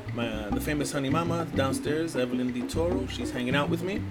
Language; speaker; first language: English; early bilingual, other home language; Spanish